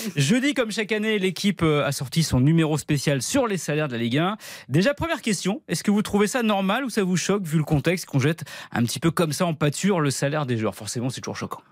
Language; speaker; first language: French; native; French